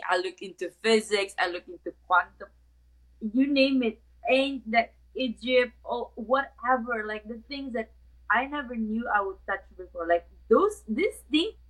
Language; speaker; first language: English; non-native, local second language; Malay